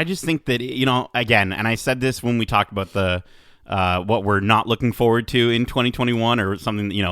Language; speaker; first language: English; native; English